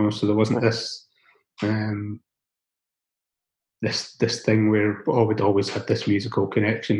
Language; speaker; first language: English; native; English